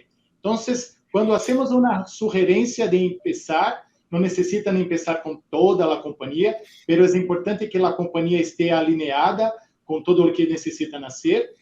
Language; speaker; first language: Spanish; non-native, fluent; Portuguese